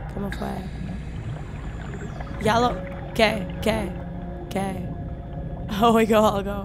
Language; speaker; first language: Spanish; non-native, learner; English